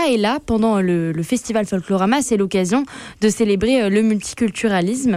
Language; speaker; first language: French; native; French